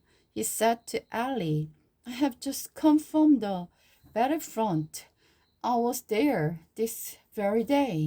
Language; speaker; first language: English; non-native, learner; Korean